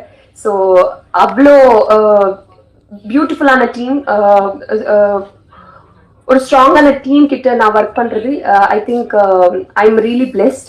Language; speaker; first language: Tamil; non-native, fluent; Telugu